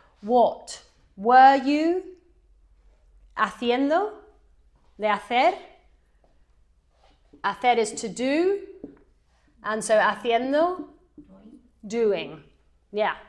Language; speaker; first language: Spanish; non-native, fluent; English